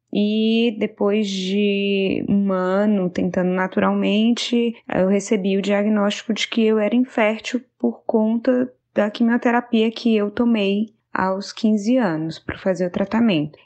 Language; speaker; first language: Portuguese; native; Portuguese